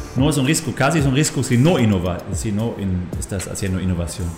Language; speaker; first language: Spanish; non-native, fluent; German